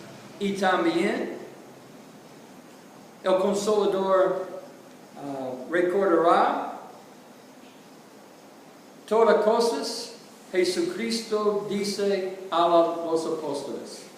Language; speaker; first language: Spanish; non-native, learner; English